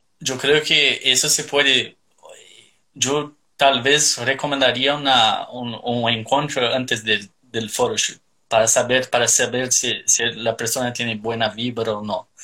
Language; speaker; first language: Spanish; non-native, fluent; Portuguese